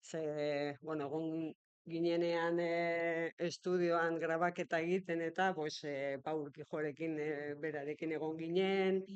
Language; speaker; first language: Basque; non-native, local second language; Spanish